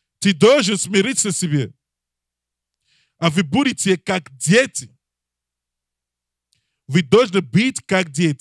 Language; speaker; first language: Russian; non-native, learner; English